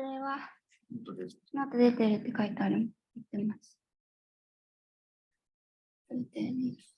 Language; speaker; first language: Japanese; native; Japanese